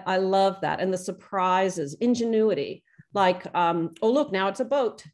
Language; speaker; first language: English; native; English